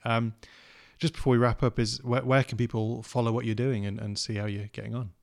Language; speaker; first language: English; native; English